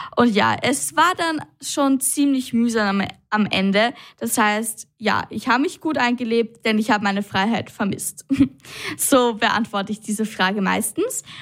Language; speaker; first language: German; native; German